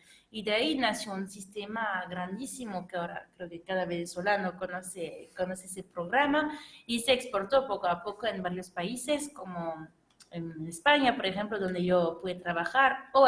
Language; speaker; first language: Spanish; non-native, fluent; French